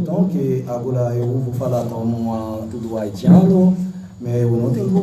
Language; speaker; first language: Portuguese; non-native, learner; Haitian Creole